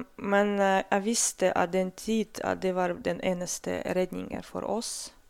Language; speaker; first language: Norwegian; non-native, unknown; Russian